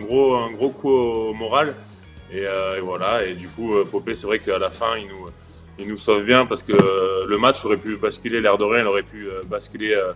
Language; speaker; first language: French; native; French